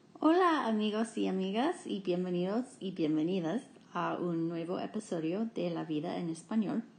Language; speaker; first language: Spanish; non-native, fluent; English